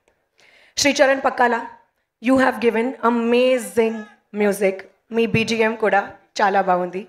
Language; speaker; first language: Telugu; non-native, learner; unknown